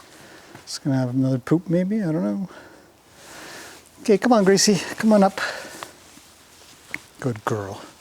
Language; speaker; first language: English; native; English